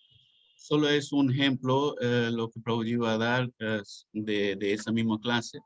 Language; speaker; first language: Spanish; non-native, learner; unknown